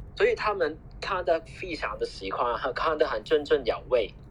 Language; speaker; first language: Chinese; non-native, fluent; Cantonese